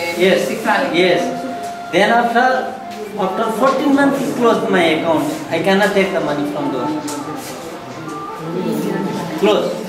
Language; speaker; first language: English; non-native, learner; Nepali